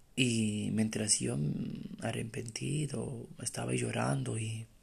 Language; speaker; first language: Spanish; non-native, fluent; Romanian